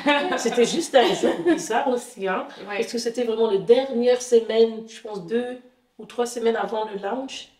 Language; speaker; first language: French; non-native, fluent; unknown